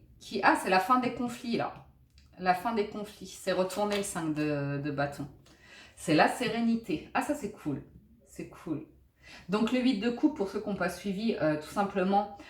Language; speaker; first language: French; native; French